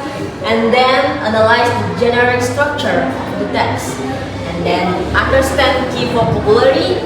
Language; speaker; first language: English; non-native, learner; Indonesian